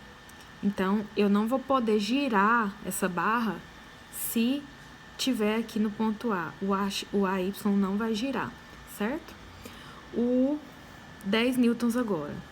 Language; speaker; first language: Portuguese; native; Portuguese